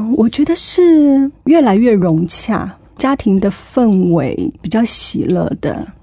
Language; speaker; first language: Chinese; native; Chinese